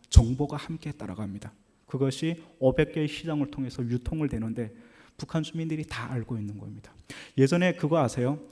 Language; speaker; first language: Korean; native; Korean